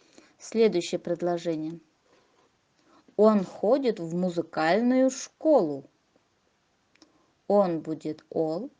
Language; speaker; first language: Russian; non-native, local second language; Kazakh